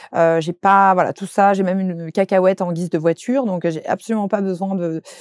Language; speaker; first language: French; native; French